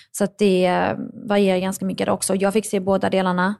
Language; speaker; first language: Swedish; early bilingual, other home language; Arabic